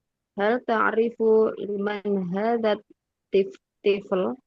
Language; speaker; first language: Arabic; non-native, learner; Indonesian